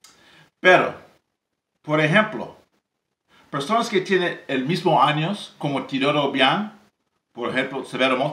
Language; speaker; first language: Spanish; non-native, learner; English